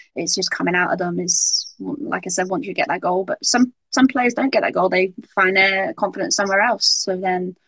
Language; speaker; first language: English; native; English